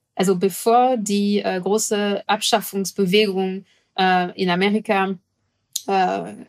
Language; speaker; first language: German; non-native, fluent; French